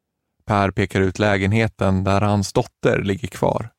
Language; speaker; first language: Swedish; native; Swedish